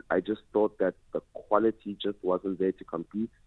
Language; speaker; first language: English; non-native, local second language; Xhosa